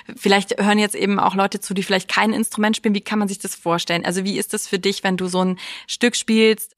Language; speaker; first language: German; native; German